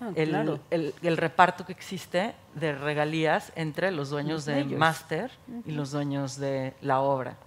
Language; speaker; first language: Spanish; native; Spanish